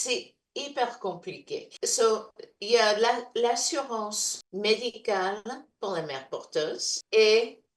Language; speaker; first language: French; non-native, fluent; English